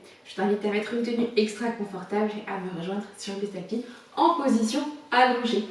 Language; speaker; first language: French; native; French